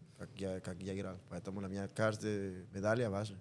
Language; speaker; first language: Russian; non-native, learner; Spanish